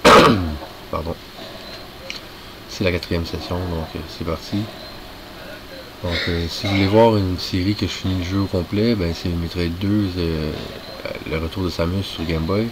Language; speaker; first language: French; native; French